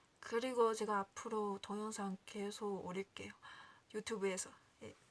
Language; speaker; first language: Korean; non-native, learner; Chinese